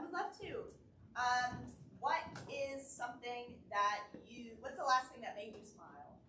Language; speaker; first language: English; native; English